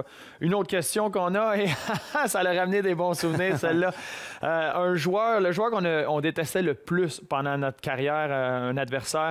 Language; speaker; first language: French; native; French